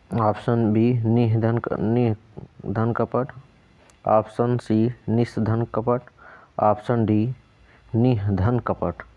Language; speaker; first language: Hindi; native; Hindi